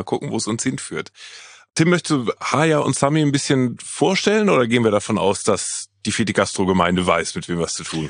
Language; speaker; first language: German; native; German